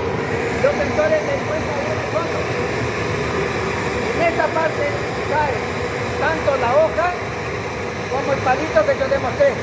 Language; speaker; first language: Spanish; native; Spanish